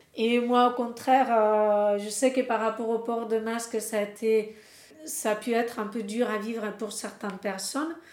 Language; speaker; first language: French; non-native, fluent; Spanish